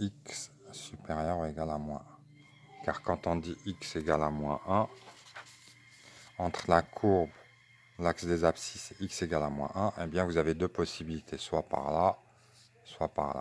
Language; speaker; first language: French; native; French